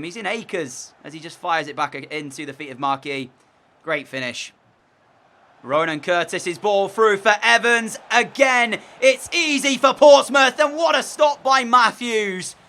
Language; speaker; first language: English; native; English